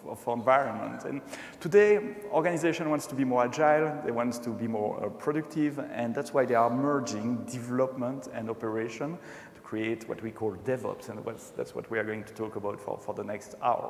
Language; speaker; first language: English; non-native, fluent; French